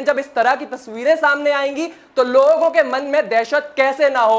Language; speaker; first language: Hindi; native; Hindi